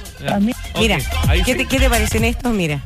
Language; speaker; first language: Spanish; native; Spanish